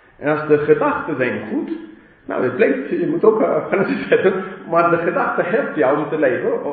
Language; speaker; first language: Dutch; non-native, fluent; English